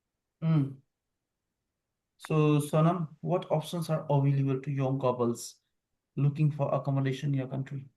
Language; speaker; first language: English; non-native, fluent; Nepali